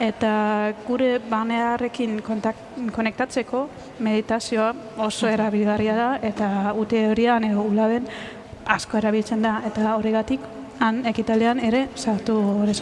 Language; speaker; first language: Basque; non-native, fluent; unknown